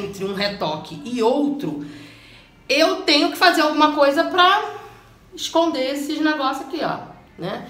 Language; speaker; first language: Portuguese; native; Portuguese